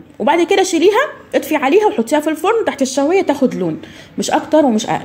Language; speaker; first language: Arabic; native; Arabic